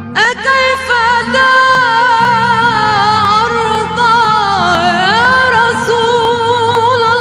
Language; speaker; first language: Arabic; non-native, fluent; Indonesian